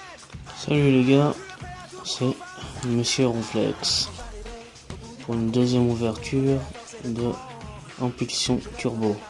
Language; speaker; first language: French; native; French